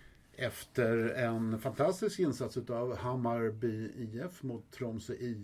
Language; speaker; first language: Swedish; native; Swedish